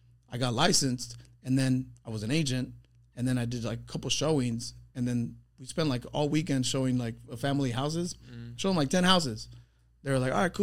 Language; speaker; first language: English; early bilingual, other home language; Spanish